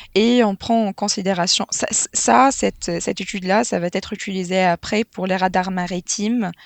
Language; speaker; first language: French; non-native, local second language; Arabic